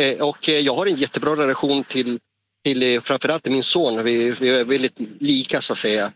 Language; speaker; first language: Swedish; non-native, fluent; Spanish